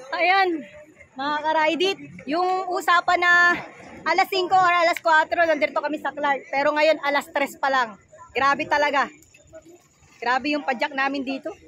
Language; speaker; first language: Filipino; native; Filipino